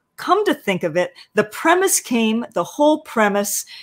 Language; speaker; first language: English; native; English